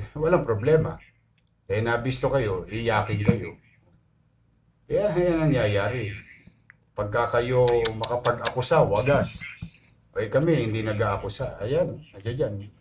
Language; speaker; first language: Filipino; native; Filipino